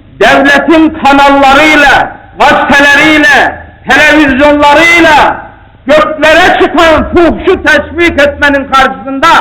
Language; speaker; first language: Turkish; native; Turkish